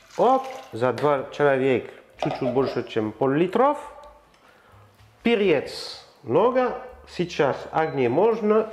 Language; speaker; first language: Russian; non-native, learner; French